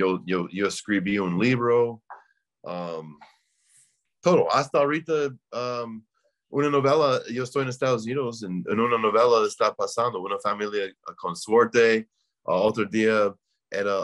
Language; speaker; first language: Spanish; non-native, learner; English